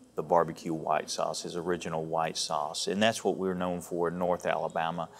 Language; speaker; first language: English; native; English